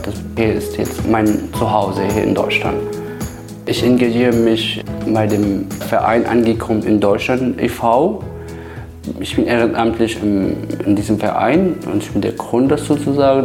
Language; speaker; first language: German; non-native, fluent; Arabic